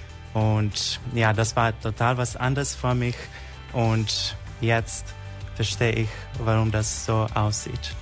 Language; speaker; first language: German; non-native, fluent; Serbian